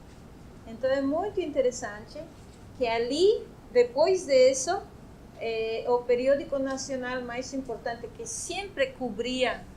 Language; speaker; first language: Portuguese; non-native, fluent; Spanish